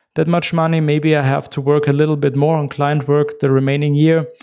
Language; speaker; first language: English; non-native, fluent; German